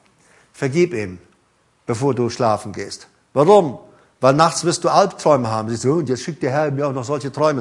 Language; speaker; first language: German; native; German